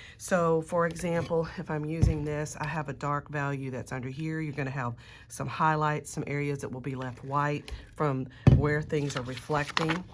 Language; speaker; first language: English; native; English